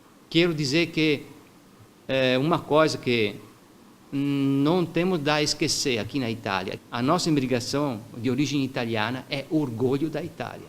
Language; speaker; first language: Portuguese; non-native, fluent; Italian